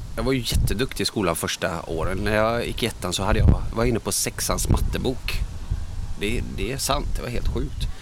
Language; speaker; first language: Swedish; early bilingual, other home language; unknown